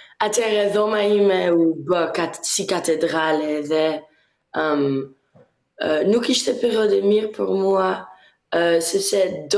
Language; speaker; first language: Albanian; early bilingual, heritage; Albanian